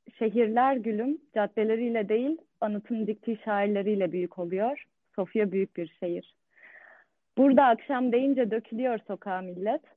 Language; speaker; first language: Turkish; native; Turkish